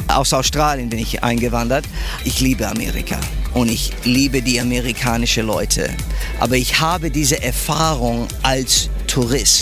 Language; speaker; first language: German; non-native, fluent; English